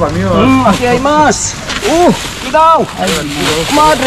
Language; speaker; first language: Spanish; non-native, learner; Filipino